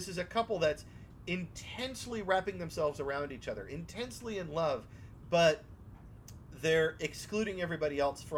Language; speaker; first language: English; native; English